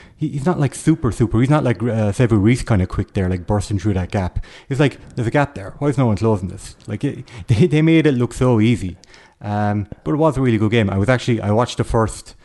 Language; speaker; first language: English; native; English